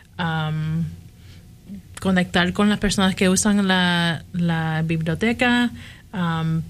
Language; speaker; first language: Spanish; early bilingual, heritage; Spanish